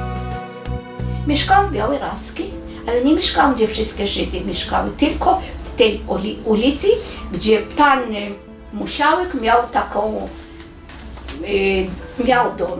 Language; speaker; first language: Polish; non-native, local second language; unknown